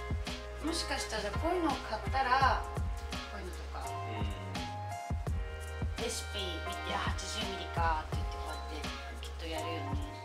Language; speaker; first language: Japanese; native; Japanese